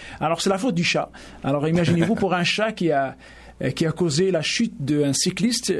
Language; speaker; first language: French; native; French